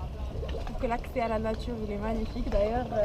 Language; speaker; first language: French; non-native, local second language; Arabic